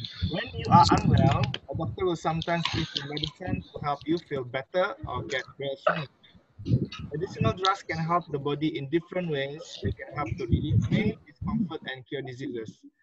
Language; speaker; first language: English; non-native, local second language; Malay